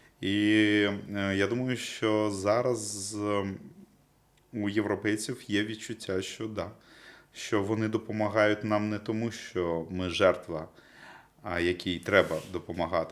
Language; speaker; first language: Ukrainian; non-native, local second language; Russian